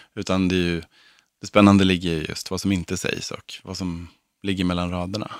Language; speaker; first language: Swedish; native; Swedish